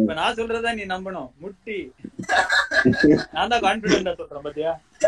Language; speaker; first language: Tamil; native; Tamil